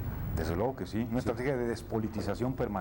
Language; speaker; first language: Spanish; native; Spanish